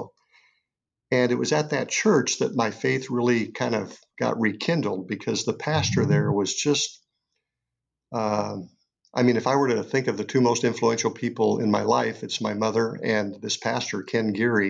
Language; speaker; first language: English; native; English